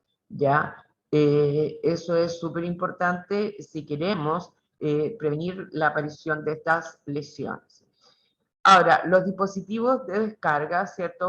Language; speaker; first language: Spanish; native; Spanish